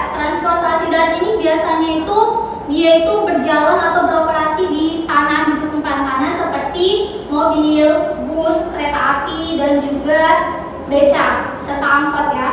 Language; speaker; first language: Indonesian; native; Indonesian